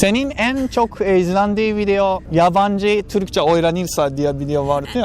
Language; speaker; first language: Turkish; non-native, learner; Japanese